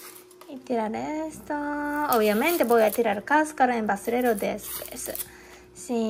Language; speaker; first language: Spanish; non-native, learner; Japanese